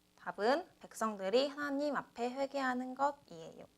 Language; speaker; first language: Korean; native; Korean